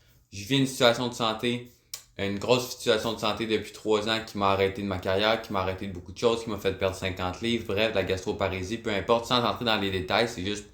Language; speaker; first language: French; native; French